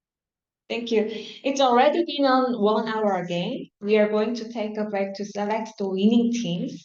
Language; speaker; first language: English; non-native, learner; Korean